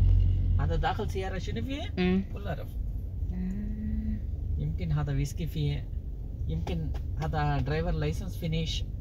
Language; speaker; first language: Arabic; non-native, learner; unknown